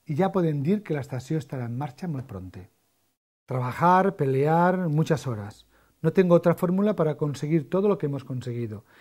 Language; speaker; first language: Spanish; non-native, local second language; Catalan